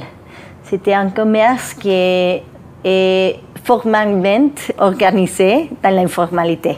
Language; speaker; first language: French; non-native, fluent; Spanish